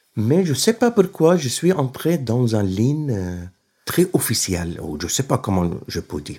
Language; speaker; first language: French; non-native, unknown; Arabic